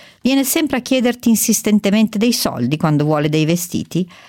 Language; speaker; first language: Italian; native; Italian